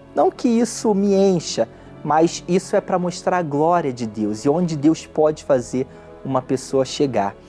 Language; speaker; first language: Portuguese; native; Portuguese